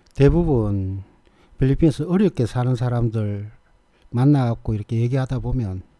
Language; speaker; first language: Korean; native; Korean